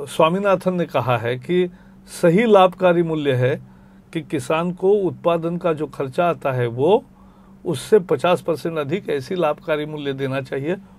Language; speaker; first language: Hindi; native; Hindi